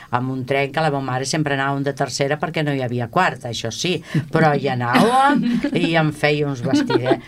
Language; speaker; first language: Catalan; native; Catalan